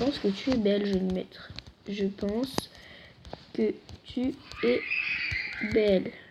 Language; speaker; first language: French; native; French